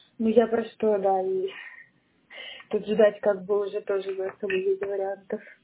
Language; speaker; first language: Russian; native; Russian